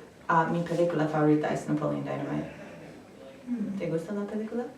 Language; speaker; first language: Spanish; non-native, fluent; English